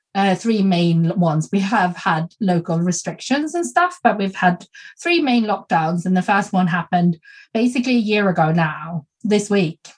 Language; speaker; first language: English; non-native, fluent; Swedish